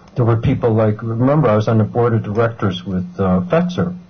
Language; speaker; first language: English; native; English